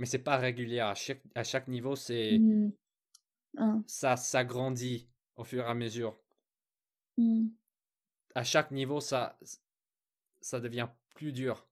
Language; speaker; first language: French; non-native, fluent; English